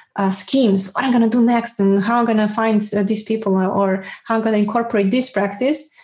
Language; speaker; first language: English; non-native, fluent; Serbian